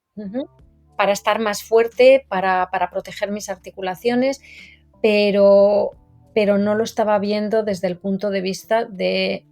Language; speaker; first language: Spanish; native; Spanish